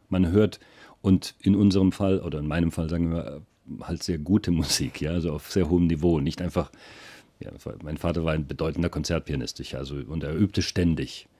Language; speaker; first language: German; early bilingual, other home language; Russian